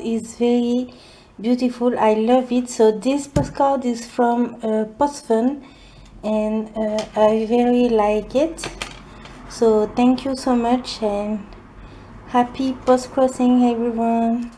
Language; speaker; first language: English; non-native, learner; French